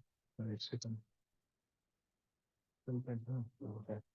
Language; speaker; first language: English; non-native, local second language; Hindi